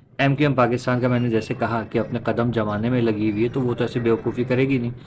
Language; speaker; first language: Urdu; native; Urdu